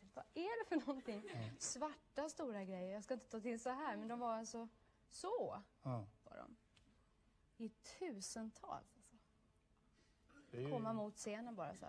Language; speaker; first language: Swedish; native; Swedish